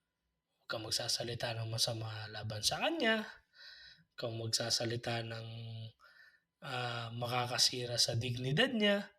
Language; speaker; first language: Filipino; native; Filipino